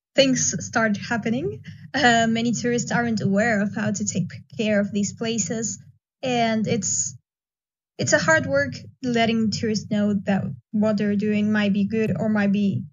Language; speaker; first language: English; non-native, fluent; Spanish